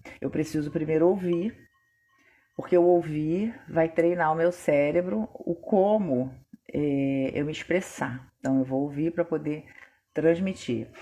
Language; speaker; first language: Portuguese; native; Portuguese